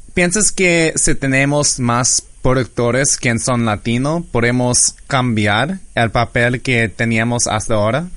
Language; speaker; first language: Spanish; early bilingual, heritage; English